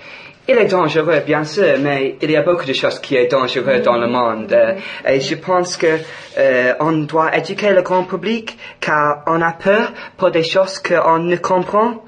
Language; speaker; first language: French; non-native, fluent; English